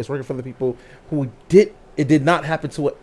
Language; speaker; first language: English; native; English